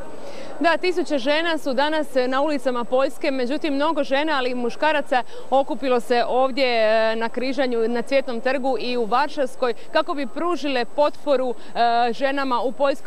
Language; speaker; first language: Croatian; native; Croatian